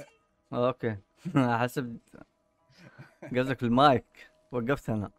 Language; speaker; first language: Arabic; native; Arabic